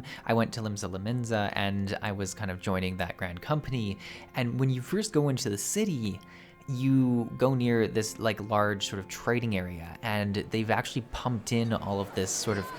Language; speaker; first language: English; native; English